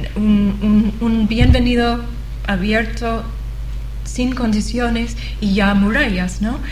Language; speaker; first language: Spanish; non-native, fluent; English